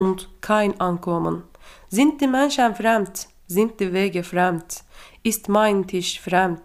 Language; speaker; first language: German; non-native, learner; Turkish